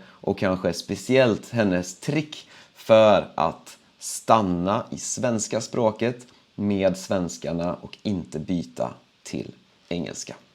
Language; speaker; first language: Swedish; native; Swedish